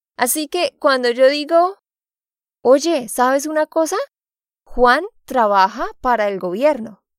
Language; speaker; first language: Spanish; native; Spanish